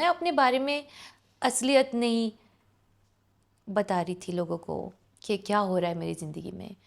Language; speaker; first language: Hindi; non-native, local second language; English